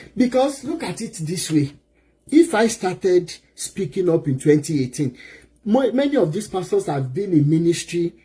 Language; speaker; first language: English; non-native, local second language; Yoruba